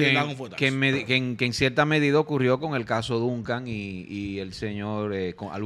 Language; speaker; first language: Spanish; native; Spanish